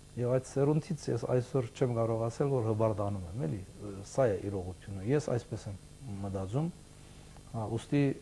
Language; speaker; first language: Armenian; early bilingual, heritage; Armenian